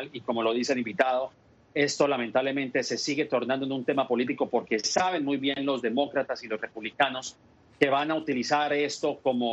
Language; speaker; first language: Spanish; native; Spanish